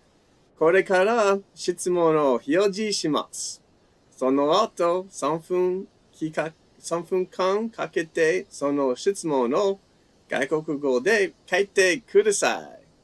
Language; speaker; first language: Japanese; non-native, fluent; English